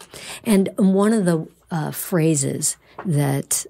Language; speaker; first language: English; native; English